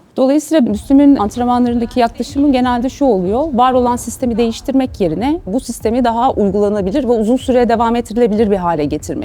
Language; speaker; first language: Turkish; native; Turkish